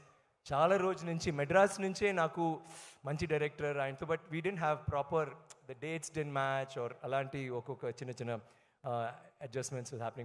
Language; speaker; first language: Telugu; non-native, learner; Tamil